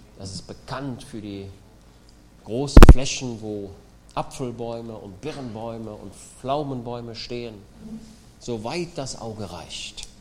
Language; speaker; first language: German; native; German